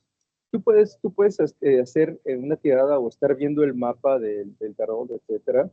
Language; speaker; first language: Spanish; native; Spanish